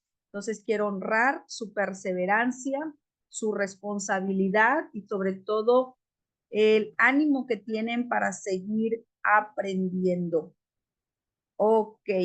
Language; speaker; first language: Spanish; native; Spanish